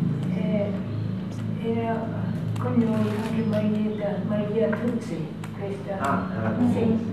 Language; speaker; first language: Italian; non-native, learner; Albanian